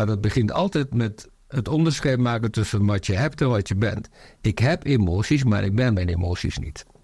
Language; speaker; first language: Dutch; native; Dutch